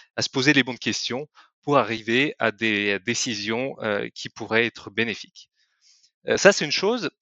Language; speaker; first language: French; non-native, fluent; Russian